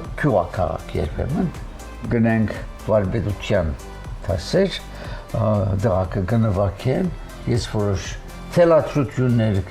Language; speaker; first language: Armenian; native; Armenian